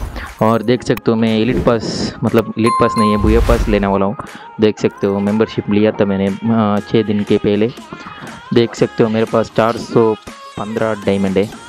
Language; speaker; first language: Hindi; non-native, local second language; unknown